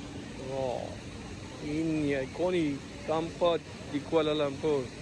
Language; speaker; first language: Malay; non-native, learner; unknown